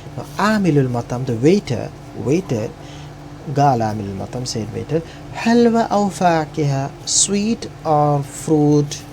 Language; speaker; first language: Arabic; non-native, fluent; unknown